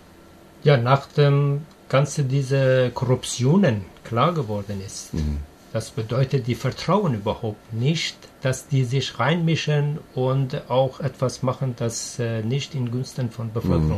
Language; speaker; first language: German; non-native, learner; Persian